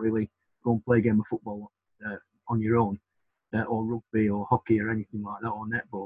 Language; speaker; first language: English; native; English